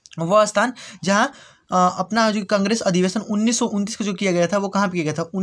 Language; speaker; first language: Hindi; native; Hindi